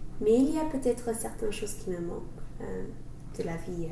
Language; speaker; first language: French; non-native, fluent; English